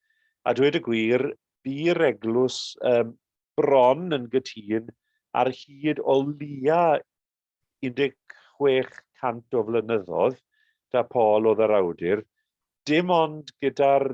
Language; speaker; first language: Welsh; native; Welsh